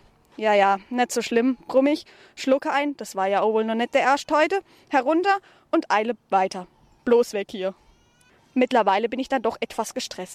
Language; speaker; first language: German; native; German